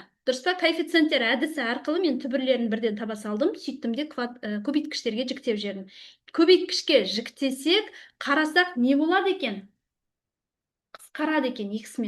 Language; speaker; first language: Kazakh; native; Kazakh